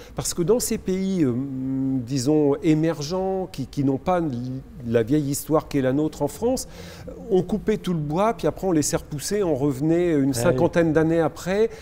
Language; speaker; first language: French; native; French